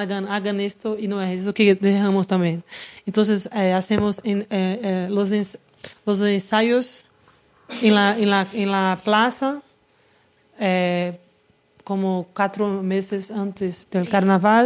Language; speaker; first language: Spanish; non-native, learner; Portuguese